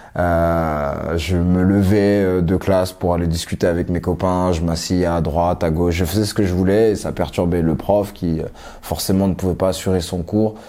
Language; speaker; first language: French; native; French